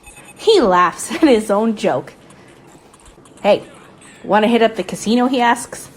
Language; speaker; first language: English; native; English